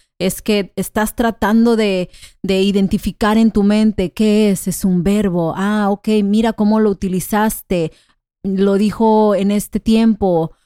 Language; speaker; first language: Spanish; non-native, fluent; English